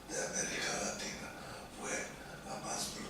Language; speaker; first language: Spanish; non-native, fluent; Serbian